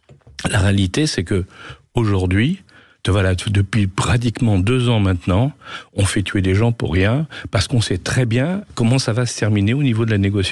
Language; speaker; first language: French; native; French